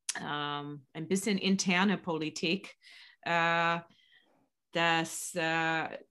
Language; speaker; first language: German; non-native, learner; English